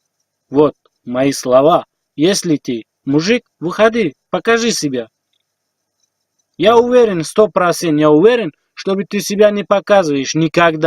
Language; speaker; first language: Russian; non-native, learner; Tajik